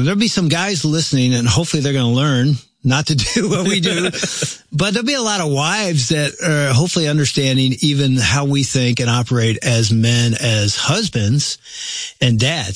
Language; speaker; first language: English; native; English